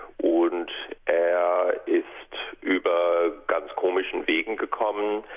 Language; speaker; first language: German; non-native, fluent; English